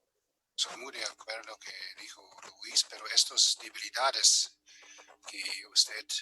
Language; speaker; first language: Spanish; non-native, fluent; German